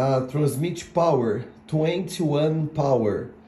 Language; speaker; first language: English; non-native, learner; Portuguese